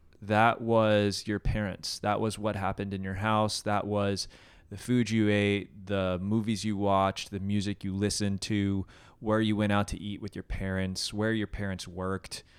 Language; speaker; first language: English; native; English